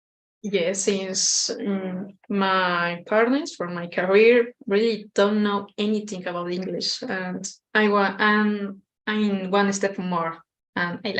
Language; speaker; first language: English; non-native, learner; Spanish